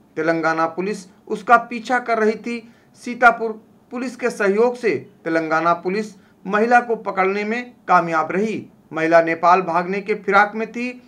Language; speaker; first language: Hindi; native; Hindi